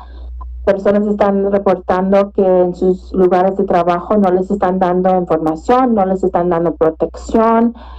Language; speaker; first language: Spanish; early bilingual, heritage; Spanish